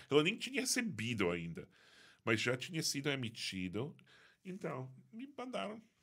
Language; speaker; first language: Portuguese; non-native, fluent; English